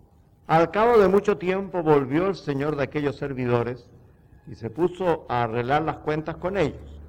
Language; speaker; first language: Spanish; native; Spanish